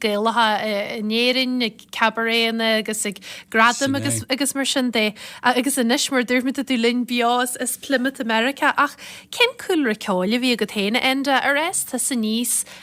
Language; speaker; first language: Irish; native; Irish